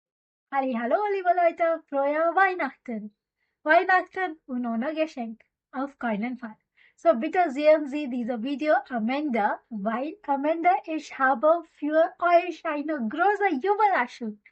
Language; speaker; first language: German; non-native, learner; Hindi